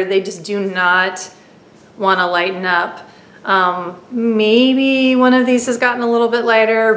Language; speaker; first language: English; native; English